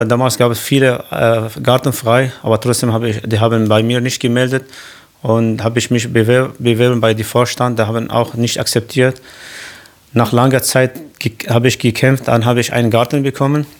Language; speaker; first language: German; non-native, learner; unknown